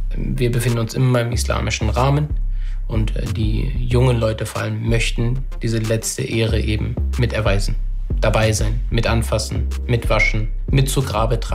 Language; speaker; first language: German; early bilingual, other home language; Arabic